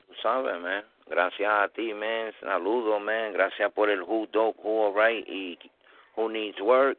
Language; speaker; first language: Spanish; early bilingual, heritage; Spanish